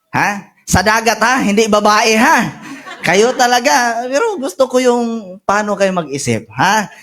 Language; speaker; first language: Filipino; non-native, local second language; Masbatenyo